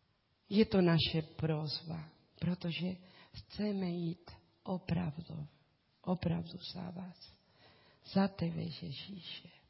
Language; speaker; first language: Czech; non-native, learner; Spanish